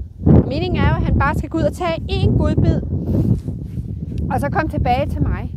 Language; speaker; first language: Danish; native; Danish